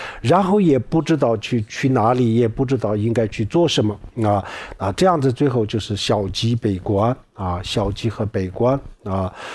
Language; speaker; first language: Chinese; non-native, local second language; Tibetan